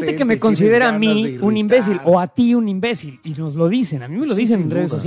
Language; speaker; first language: Spanish; native; Spanish